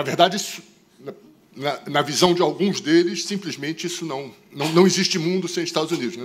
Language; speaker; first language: Portuguese; native; Portuguese